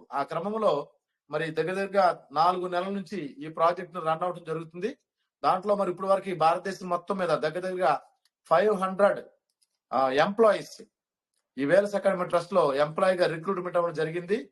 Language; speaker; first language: Telugu; native; Telugu